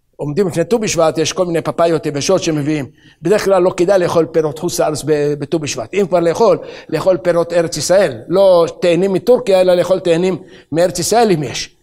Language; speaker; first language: Hebrew; native; Hebrew